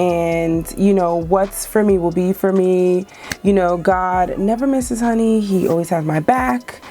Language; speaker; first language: English; native; English